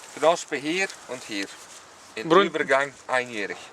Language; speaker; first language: German; non-native, learner; Dutch